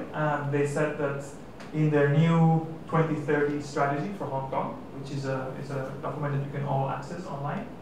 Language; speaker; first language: English; non-native, fluent; Catalan